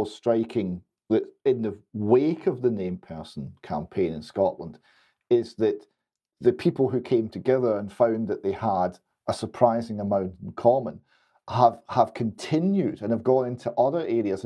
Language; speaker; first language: English; native; English